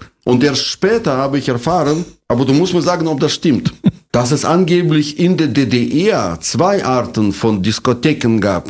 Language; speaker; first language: German; non-native, fluent; Russian